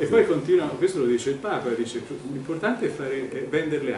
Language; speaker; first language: Italian; native; Italian